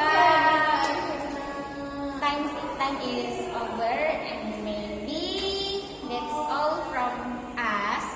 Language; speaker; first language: English; non-native, learner; Indonesian